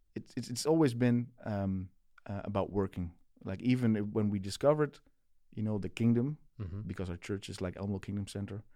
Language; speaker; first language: English; non-native, fluent; Dutch